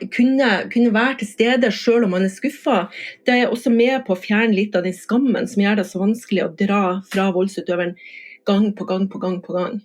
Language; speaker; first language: Norwegian; native; Norwegian